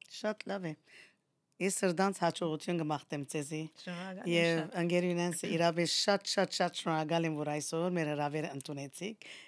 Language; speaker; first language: Armenian; early bilingual, heritage; Armenian